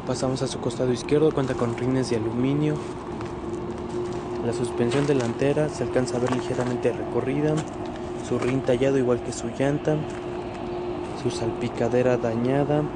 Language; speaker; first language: Spanish; native; Spanish